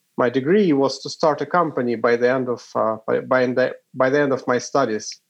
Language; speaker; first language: English; non-native, fluent; Ukrainian